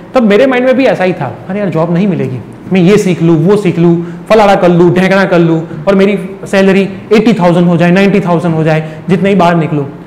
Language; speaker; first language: Hindi; non-native, local second language; Gujarati